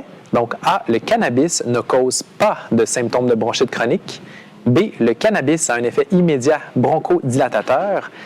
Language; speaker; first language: French; native; French